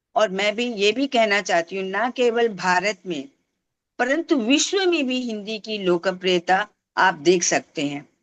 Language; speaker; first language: Hindi; non-native, local second language; Tamil